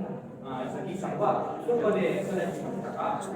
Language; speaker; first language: Japanese; non-native, learner; Indonesian